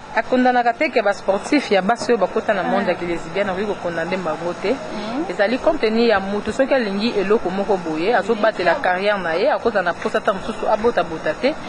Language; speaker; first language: Lingala; native; Lingala